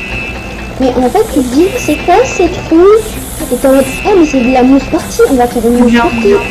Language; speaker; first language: French; native; French